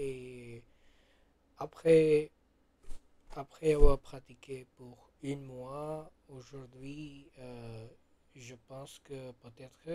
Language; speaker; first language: French; non-native, learner; Gujarati